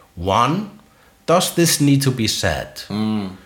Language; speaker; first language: English; non-native, fluent; Icelandic